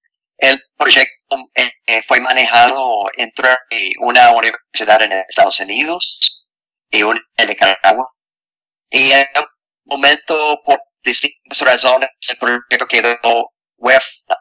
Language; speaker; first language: Spanish; non-native, fluent; English